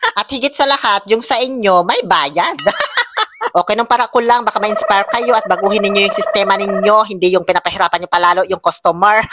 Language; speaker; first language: Filipino; non-native, local second language; Pangasinan